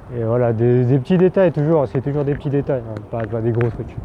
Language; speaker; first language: French; non-native, local second language; Min Nan Chinese